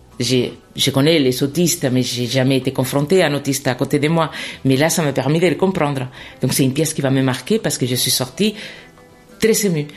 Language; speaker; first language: French; non-native, fluent; Spanish